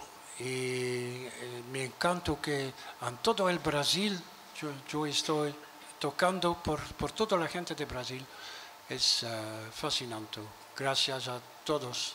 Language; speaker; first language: Spanish; non-native, learner; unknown